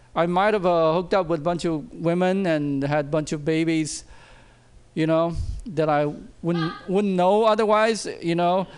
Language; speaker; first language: English; non-native, fluent; Chinese